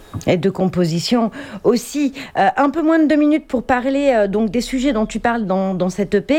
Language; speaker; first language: French; native; French